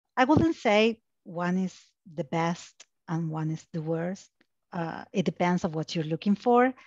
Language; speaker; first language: English; non-native, fluent; Spanish